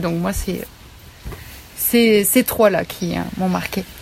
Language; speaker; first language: French; native; French